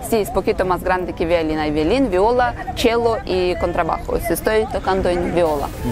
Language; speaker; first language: Spanish; non-native, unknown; Russian